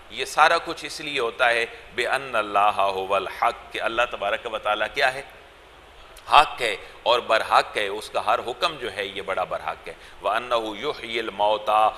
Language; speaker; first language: Urdu; non-native, local second language; Punjabi